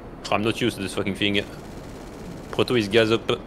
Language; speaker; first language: English; non-native, fluent; French